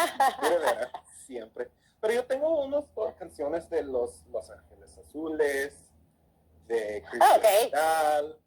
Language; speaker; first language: Spanish; early bilingual, heritage; English